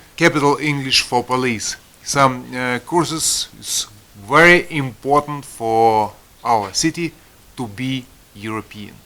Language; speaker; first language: English; non-native, learner; Ukrainian